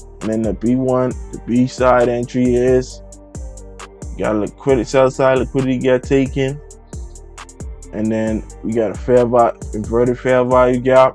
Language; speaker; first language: English; native; English